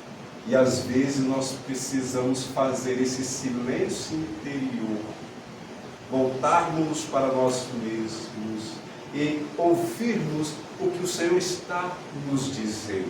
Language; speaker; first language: Portuguese; native; Portuguese